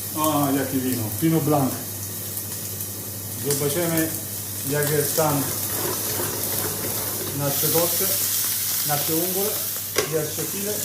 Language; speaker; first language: Polish; non-native, learner; Italian